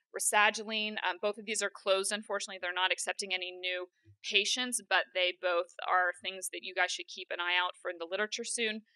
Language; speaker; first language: English; native; English